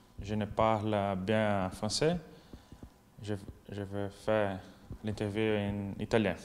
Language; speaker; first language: French; non-native, learner; Portuguese